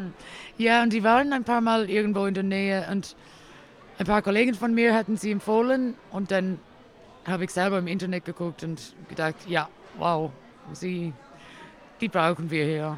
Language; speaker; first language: German; non-native, learner; English